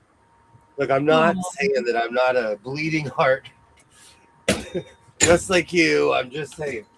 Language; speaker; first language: English; native; English